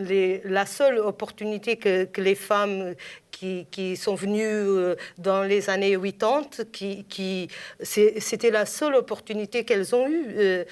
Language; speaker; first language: French; non-native, fluent; Portuguese